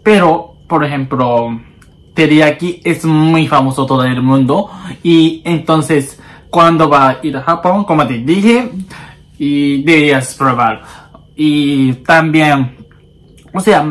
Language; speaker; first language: Spanish; non-native, learner; Japanese